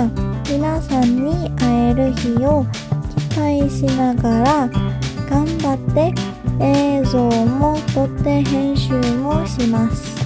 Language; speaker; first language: Japanese; non-native, fluent; Korean